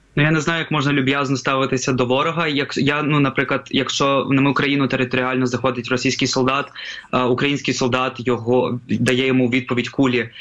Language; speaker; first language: Ukrainian; non-native, local second language; Russian